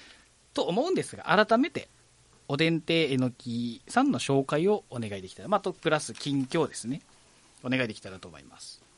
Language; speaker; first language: Japanese; native; Japanese